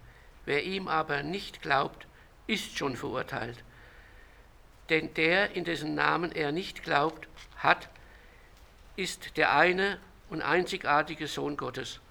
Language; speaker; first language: German; native; German